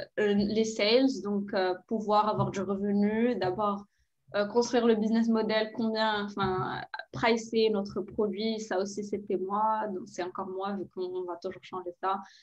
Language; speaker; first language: French; non-native, local second language; Arabic